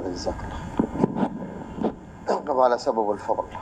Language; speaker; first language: Arabic; native; Arabic